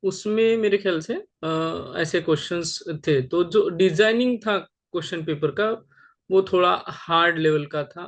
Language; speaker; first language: Hindi; non-native, local second language; Marathi